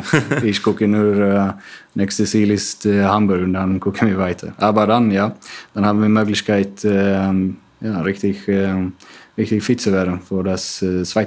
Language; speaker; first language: German; non-native, fluent; Swedish